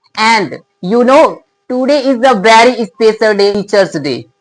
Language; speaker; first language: English; non-native, local second language; Hindi